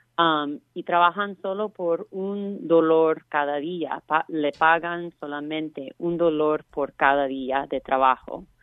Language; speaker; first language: Spanish; non-native, fluent; English